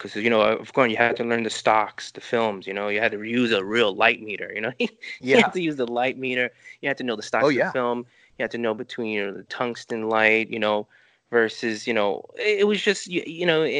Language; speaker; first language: English; early bilingual, other home language; Spanish